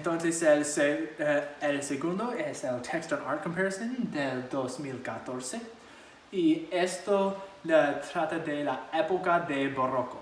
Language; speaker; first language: Spanish; non-native, learner; English